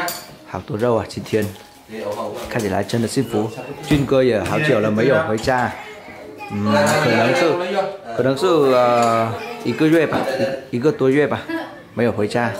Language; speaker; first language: Chinese; non-native, fluent; Vietnamese